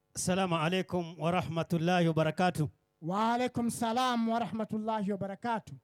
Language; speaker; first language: Swahili; native; Swahili